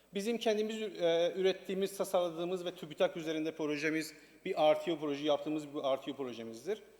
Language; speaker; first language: Turkish; non-native, learner; Persian